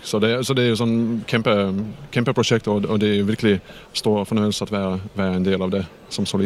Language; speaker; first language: Danish; non-native, fluent; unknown